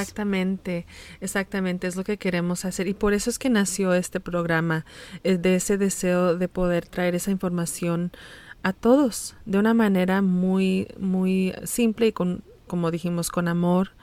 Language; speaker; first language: Spanish; early bilingual, heritage; Spanish